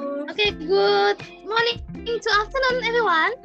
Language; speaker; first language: English; non-native, fluent; Indonesian